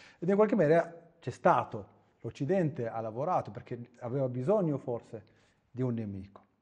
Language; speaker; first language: Italian; non-native, fluent; Arabic